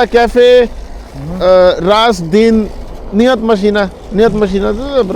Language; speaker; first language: Russian; non-native, learner; Hindi